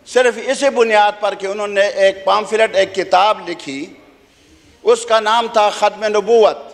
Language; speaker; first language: Urdu; non-native, local second language; Khowar